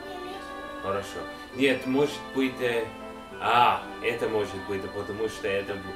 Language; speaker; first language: Russian; non-native, learner; English